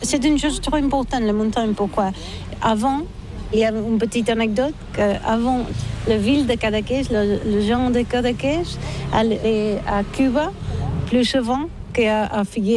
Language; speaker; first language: French; non-native, learner; Catalan